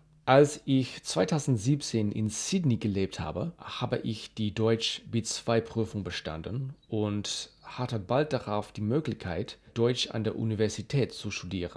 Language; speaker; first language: German; non-native, fluent; English